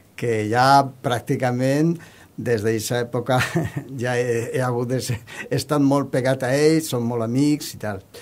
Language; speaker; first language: Catalan; non-native, local second language; Spanish